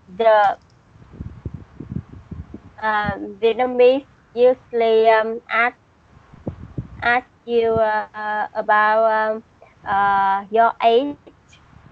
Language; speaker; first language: English; non-native, learner; Vietnamese